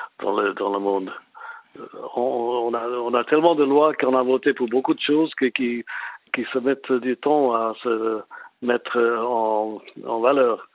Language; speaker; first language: French; non-native, fluent; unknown